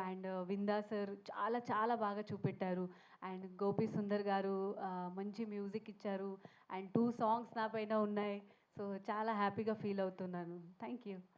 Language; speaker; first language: Telugu; non-native, learner; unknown